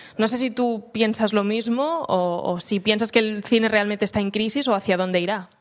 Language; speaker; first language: Spanish; non-native, local second language; Catalan